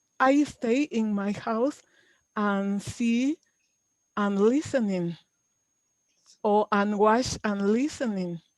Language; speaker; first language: English; non-native, learner; Spanish